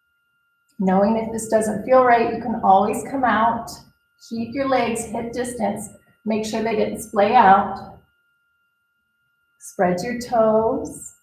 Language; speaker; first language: English; native; English